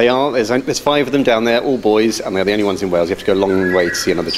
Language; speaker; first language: English; native; English